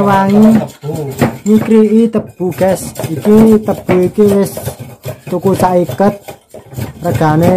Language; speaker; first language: Indonesian; non-native, local second language; Javanese